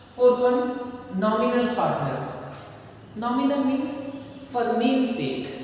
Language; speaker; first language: English; non-native, local second language; Kannada